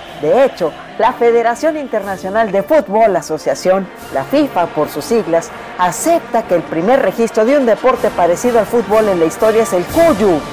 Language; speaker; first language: Spanish; native; Spanish